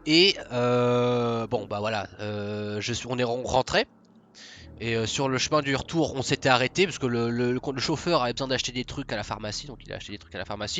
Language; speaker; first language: French; native; French